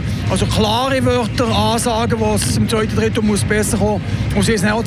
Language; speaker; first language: German; native; German